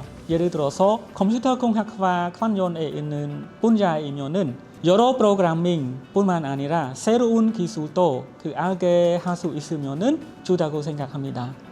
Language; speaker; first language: Korean; non-native, learner; Khmer